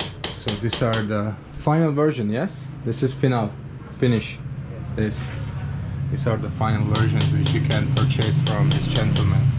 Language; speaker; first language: English; non-native, fluent; Azerbaijani